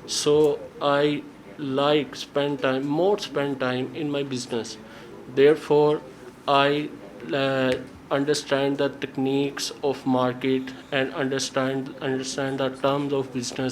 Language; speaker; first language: English; non-native, learner; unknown